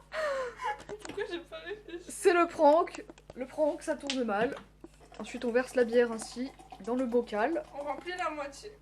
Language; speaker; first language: French; native; French